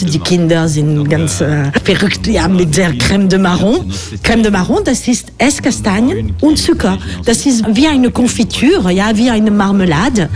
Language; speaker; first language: German; non-native, fluent; French